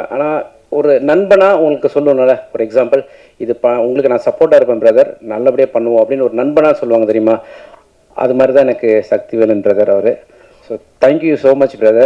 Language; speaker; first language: Tamil; native; Tamil